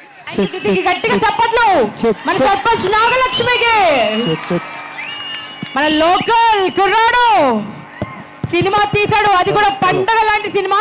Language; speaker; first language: Telugu; native; Telugu